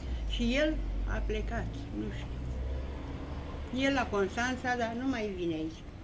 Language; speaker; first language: Romanian; early bilingual, other home language; Bulgarian